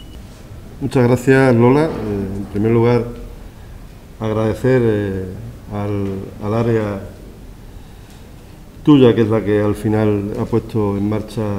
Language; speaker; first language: Spanish; native; Spanish